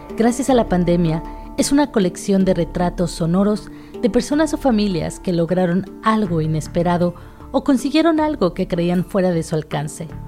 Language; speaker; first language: Spanish; native; Spanish